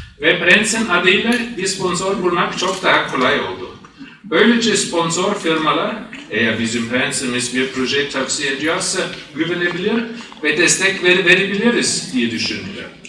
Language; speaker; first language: Turkish; non-native, fluent; German